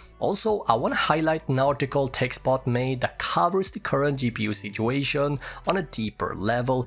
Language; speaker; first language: English; native; English